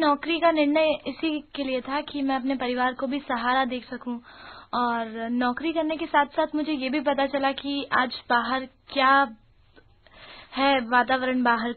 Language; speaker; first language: Hindi; native; Hindi